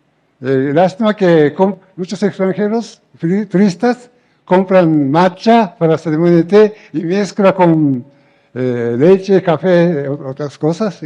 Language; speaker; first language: Spanish; non-native, fluent; Japanese